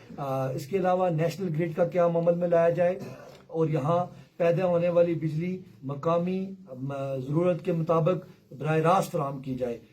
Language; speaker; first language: Urdu; non-native, local second language; Pahari-Potwari